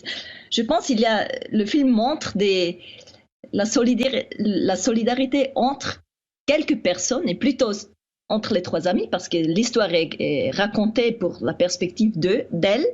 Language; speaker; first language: French; non-native, fluent; Swiss German